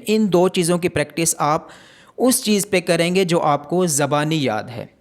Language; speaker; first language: Urdu; native; Urdu